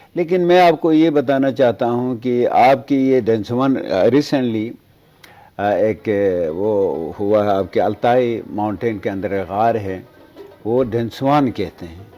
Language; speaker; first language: Urdu; non-native, local second language; Balti